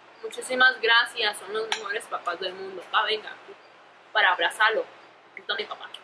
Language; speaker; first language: Spanish; early bilingual, other home language; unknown